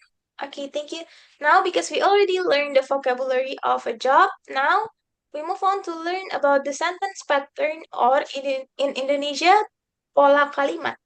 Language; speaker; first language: English; non-native, fluent; Indonesian